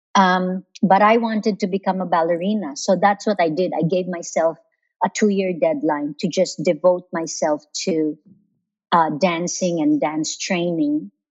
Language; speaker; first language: English; non-native, local second language; Filipino